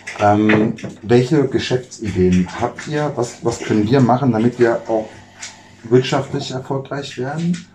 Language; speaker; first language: German; native; German